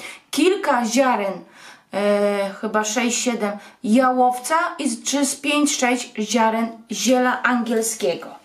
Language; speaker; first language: Polish; native; Polish